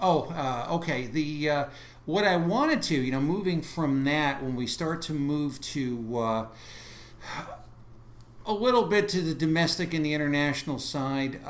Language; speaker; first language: English; native; English